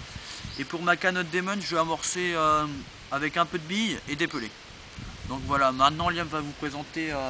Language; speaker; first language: French; native; French